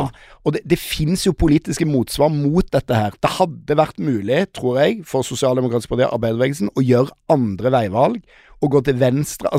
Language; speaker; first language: Norwegian; native; Norwegian